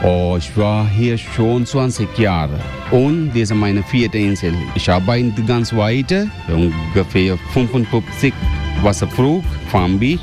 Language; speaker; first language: German; non-native, learner; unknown